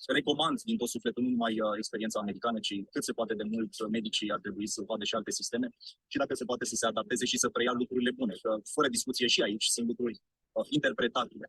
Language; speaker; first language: Romanian; native; Romanian